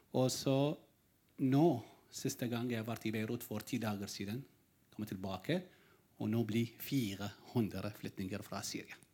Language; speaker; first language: Norwegian; non-native, learner; Arabic